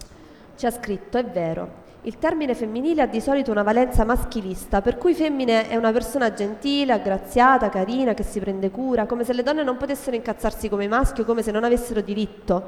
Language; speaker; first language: Italian; native; Italian